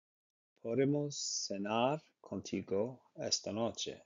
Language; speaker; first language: Spanish; non-native, learner; Icelandic